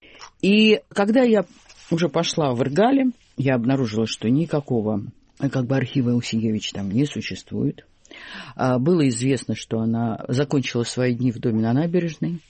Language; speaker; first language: Russian; native; Russian